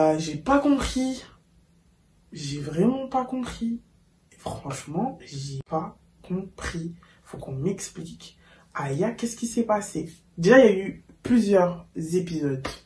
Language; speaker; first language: French; native; French